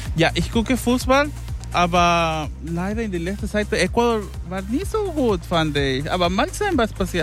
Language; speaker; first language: German; non-native, fluent; Spanish